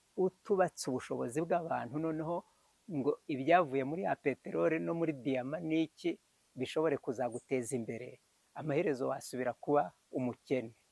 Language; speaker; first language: Kinyarwanda; early bilingual, heritage; Kinyarwanda